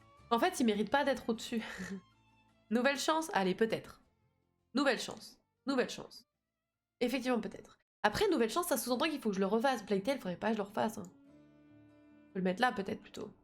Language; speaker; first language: French; native; French